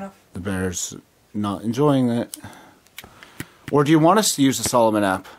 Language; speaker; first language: English; native; English